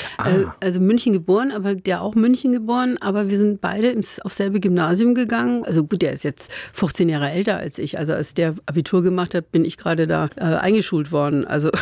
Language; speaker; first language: German; native; German